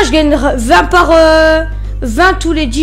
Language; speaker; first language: French; native; French